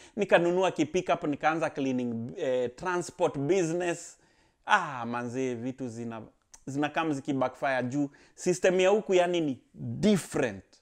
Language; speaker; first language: Swahili; native; Swahili